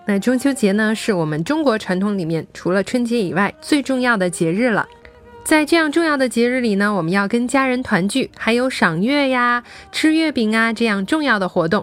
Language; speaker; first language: Chinese; native; Chinese